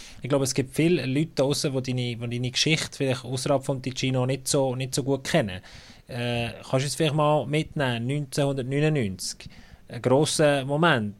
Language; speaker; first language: German; native; German